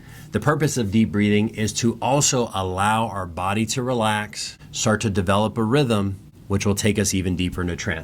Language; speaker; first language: English; native; English